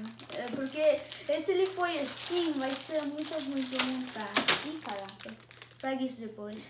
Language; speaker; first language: Portuguese; early bilingual, heritage; Portuguese